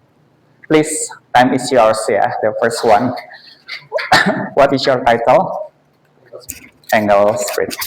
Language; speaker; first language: English; non-native, fluent; Indonesian